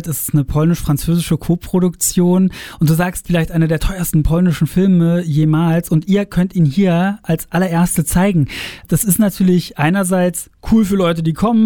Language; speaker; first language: German; native; German